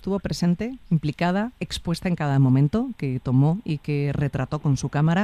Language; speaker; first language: Spanish; native; Spanish